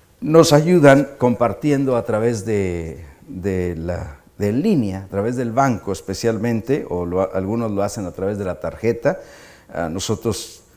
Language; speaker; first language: Spanish; native; Spanish